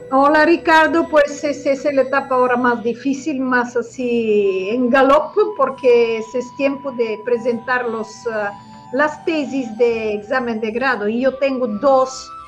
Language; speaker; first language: Spanish; non-native, fluent; Bulgarian